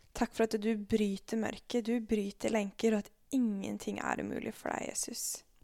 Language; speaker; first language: Norwegian; native; Norwegian